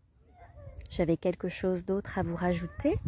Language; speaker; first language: French; native; French